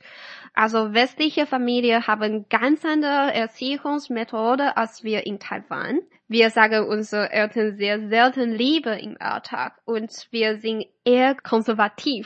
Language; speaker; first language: German; non-native, fluent; Chinese